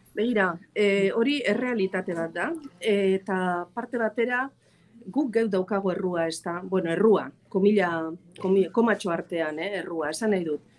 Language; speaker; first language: Basque; native; Basque